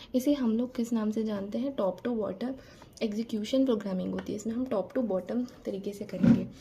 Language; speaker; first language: Hindi; native; Hindi